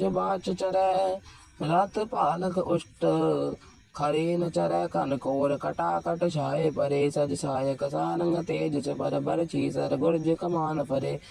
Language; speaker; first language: Hindi; non-native, local second language; Punjabi